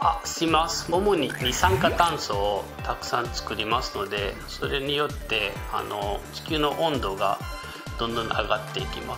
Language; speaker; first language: Japanese; non-native, fluent; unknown